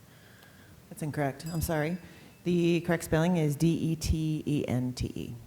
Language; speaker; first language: English; native; English